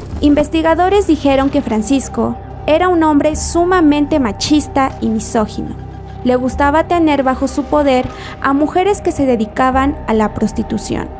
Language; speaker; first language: Spanish; native; Spanish